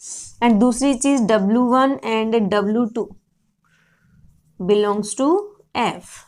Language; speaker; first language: Hindi; native; Hindi